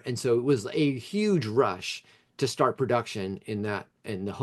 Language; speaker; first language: English; native; English